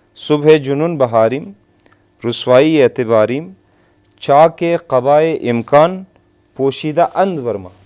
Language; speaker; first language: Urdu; non-native, local second language; Persian